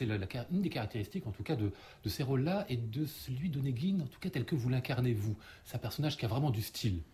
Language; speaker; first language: French; native; French